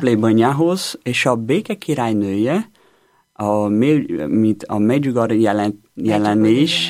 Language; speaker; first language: Hungarian; non-native, learner; Portuguese